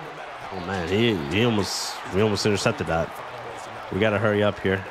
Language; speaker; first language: English; native; English